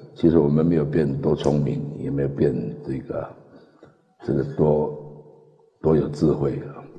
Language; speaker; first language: Chinese; early bilingual, other home language; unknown